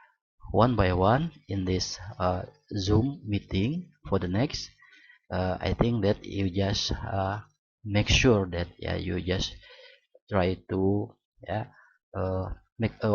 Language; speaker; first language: English; non-native, learner; Indonesian